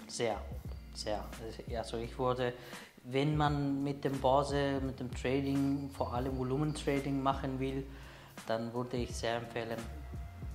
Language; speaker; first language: German; non-native, learner; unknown